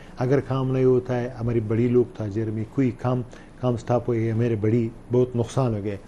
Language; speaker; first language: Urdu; non-native, learner; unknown